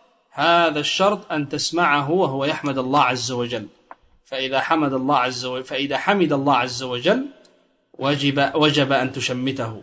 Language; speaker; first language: Arabic; native; Arabic